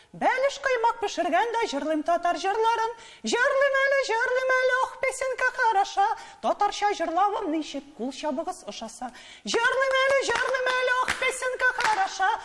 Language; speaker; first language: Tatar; non-native, local second language; Russian